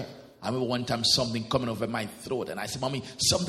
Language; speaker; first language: English; non-native, fluent; Haitian Creole